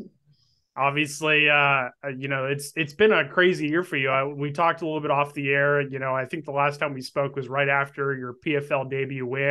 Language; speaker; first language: English; native; English